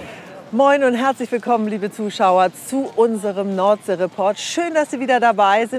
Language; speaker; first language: German; native; German